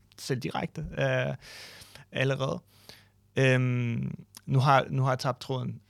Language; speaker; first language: Danish; non-native, fluent; Ukrainian